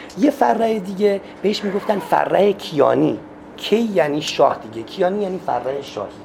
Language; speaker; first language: Persian; non-native, local second language; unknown